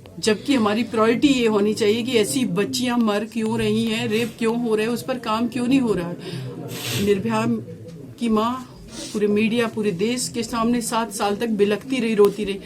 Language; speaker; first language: Hindi; native; Hindi